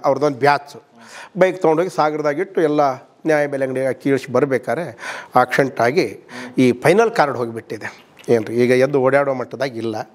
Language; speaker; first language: Kannada; native; Kannada